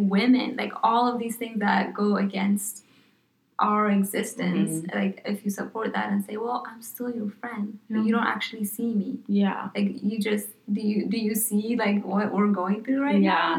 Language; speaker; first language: English; non-native, fluent; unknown